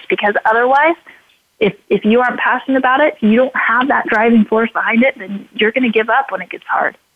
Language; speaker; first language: English; native; English